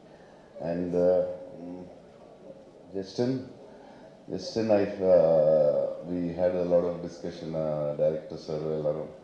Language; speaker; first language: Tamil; non-native, learner; Telugu